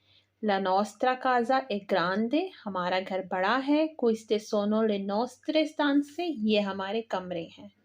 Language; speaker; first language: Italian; non-native, fluent; Urdu